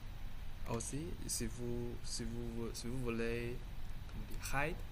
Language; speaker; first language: French; non-native, learner; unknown